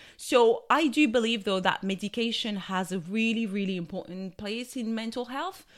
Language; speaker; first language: English; non-native, fluent; French